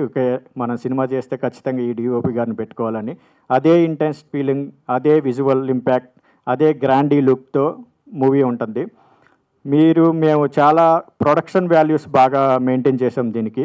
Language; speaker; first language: Telugu; native; Telugu